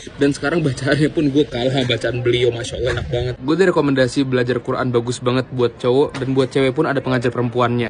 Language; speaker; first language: Indonesian; native; Indonesian